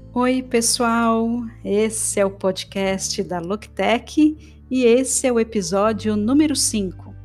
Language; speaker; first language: Portuguese; native; Portuguese